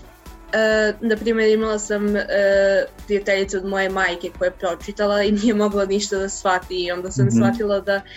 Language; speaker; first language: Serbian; early bilingual, heritage; English